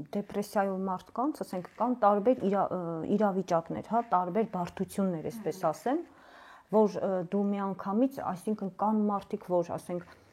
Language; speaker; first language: Armenian; native; Armenian